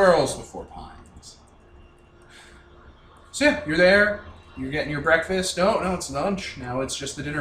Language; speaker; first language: English; native; English